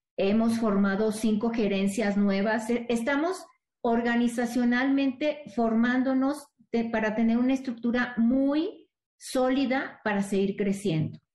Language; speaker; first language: Spanish; native; Spanish